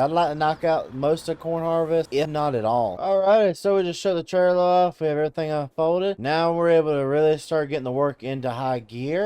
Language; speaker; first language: English; native; English